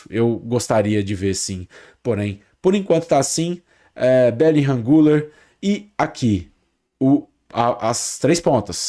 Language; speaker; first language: Portuguese; native; Portuguese